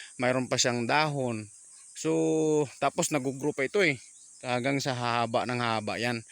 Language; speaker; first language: Filipino; native; Filipino